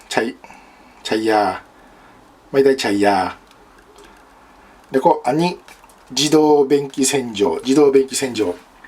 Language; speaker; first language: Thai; non-native, learner; Japanese